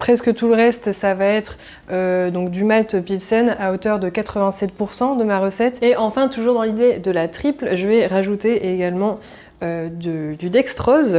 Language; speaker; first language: French; native; French